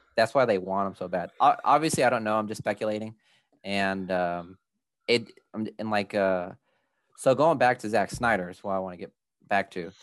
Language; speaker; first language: English; early bilingual, other home language; Spanish